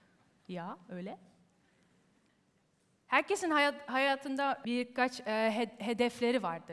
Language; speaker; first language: Turkish; early bilingual, heritage; Turkish